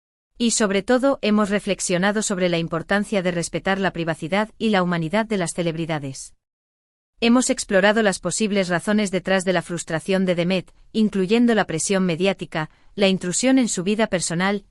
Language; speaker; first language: Spanish; native; Spanish